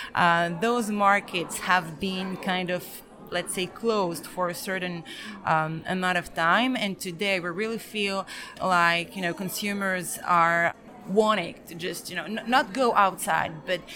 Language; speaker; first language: English; early bilingual, other home language; Serbian